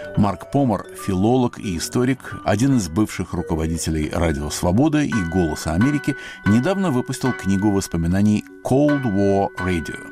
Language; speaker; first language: Russian; native; Russian